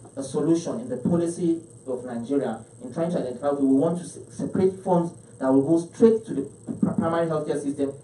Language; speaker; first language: English; non-native, local second language; Hausa